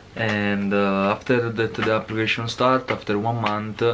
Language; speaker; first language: English; non-native, learner; Italian